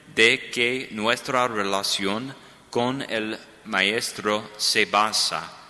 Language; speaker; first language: Spanish; non-native, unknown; English